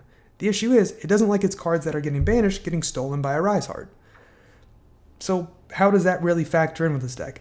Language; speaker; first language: English; native; English